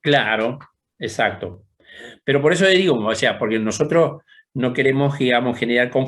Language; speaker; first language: Spanish; native; Spanish